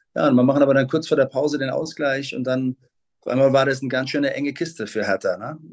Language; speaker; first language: German; native; German